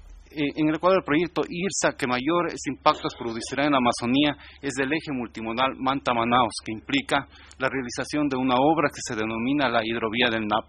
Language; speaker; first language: Spanish; native; Spanish